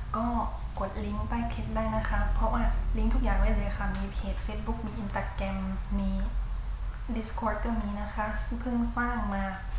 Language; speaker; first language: Thai; early bilingual, other home language; English